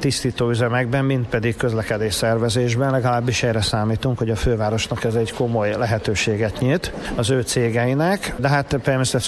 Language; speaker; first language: Hungarian; native; Hungarian